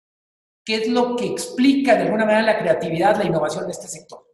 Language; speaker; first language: Spanish; native; Spanish